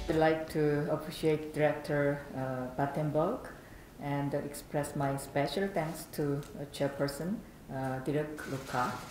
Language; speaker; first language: English; non-native, fluent; Korean